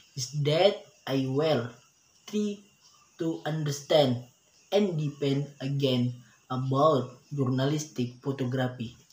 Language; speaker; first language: English; non-native, learner; Indonesian